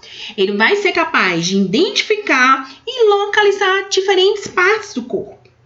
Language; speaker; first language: Portuguese; native; Portuguese